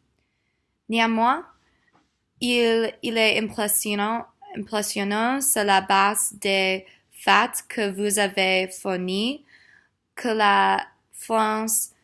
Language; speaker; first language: French; non-native, learner; English